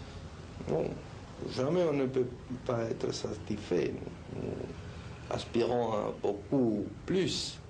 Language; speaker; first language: French; non-native, learner; Spanish